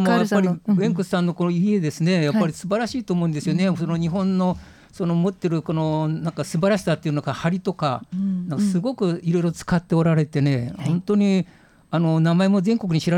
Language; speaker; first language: Japanese; native; Japanese